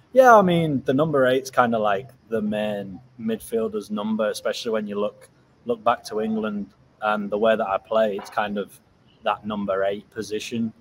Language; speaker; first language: English; native; English